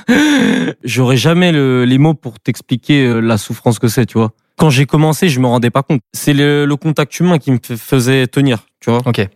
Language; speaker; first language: French; native; French